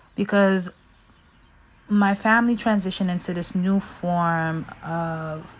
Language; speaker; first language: English; native; English